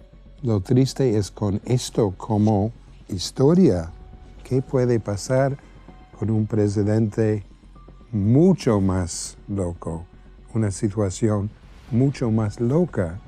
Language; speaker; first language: Spanish; non-native, fluent; English